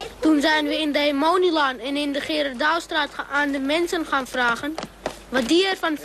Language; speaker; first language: Dutch; native; Dutch